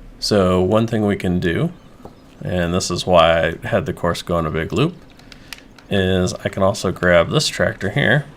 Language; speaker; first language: English; native; English